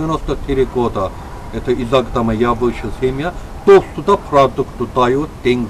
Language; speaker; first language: Russian; non-native, learner; Azerbaijani